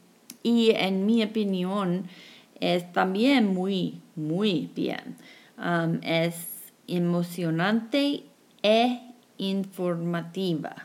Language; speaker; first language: Spanish; non-native, fluent; English